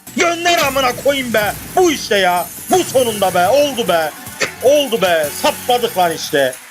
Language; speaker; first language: Turkish; native; Turkish